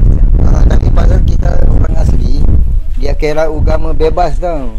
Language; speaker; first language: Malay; non-native, local second language; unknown